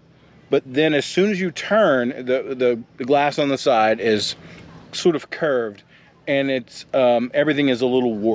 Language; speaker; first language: English; native; English